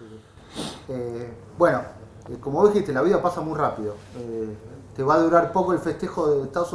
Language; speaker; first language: Spanish; native; Spanish